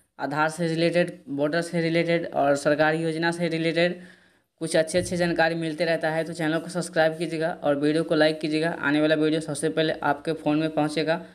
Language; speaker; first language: Hindi; native; Hindi